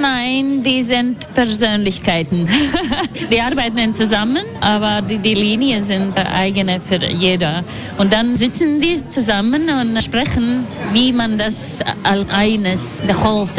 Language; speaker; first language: German; non-native, learner; Latvian